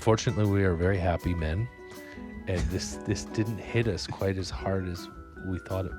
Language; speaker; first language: English; native; English